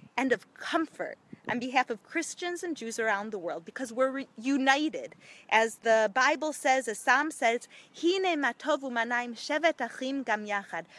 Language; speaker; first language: English; native; English